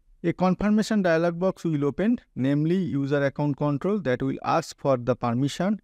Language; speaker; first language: English; non-native, local second language; Bangla